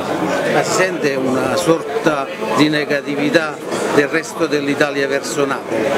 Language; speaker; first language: Italian; native; Italian